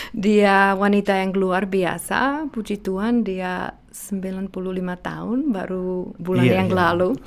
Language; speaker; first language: Indonesian; non-native, fluent; Czech